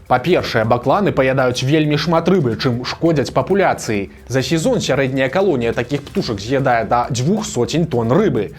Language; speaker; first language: Belarusian; native; Belarusian